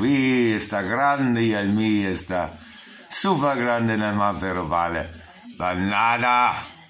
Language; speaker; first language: Spanish; non-native, learner; German